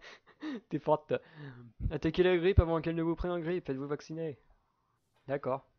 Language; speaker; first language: French; native; French